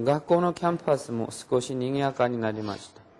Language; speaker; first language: Japanese; non-native, local second language; Korean